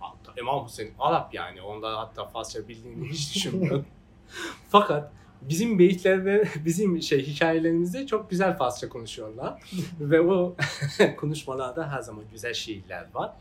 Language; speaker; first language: Turkish; non-native, fluent; Persian